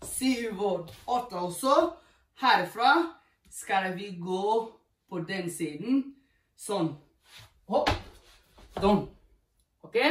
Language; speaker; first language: Norwegian; non-native, fluent; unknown